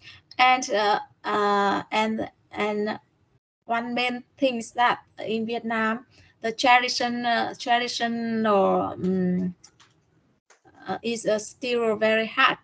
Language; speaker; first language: English; non-native, learner; Vietnamese